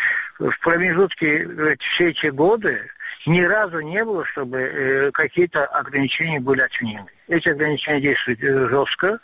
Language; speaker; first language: Russian; non-native, local second language; Azerbaijani